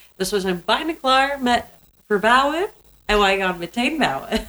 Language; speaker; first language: Dutch; non-native, fluent; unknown